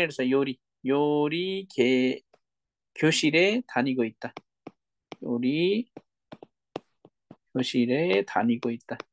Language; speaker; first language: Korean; non-native, fluent; Nepali